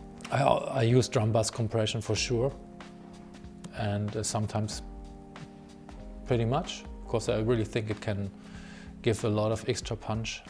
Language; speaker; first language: English; non-native, fluent; German